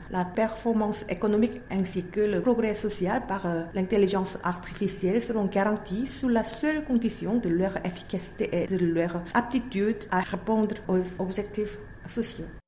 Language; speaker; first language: French; non-native, fluent; Korean